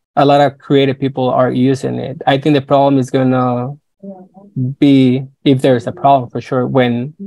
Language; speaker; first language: English; non-native, fluent; Spanish